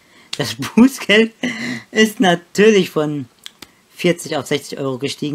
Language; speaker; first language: German; native; German